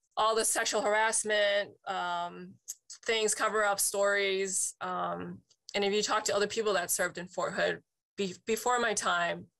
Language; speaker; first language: English; native; English